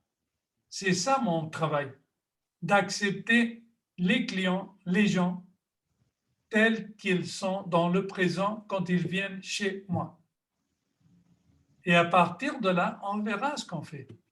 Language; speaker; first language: French; non-native, fluent; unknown